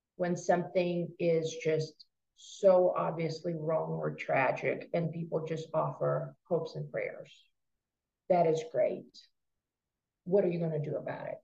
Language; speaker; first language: English; non-native, fluent; Russian